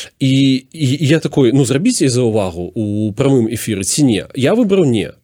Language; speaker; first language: Belarusian; non-native, local second language; Russian